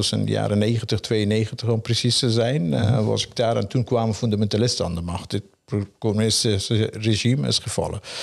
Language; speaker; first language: Dutch; non-native, fluent; Persian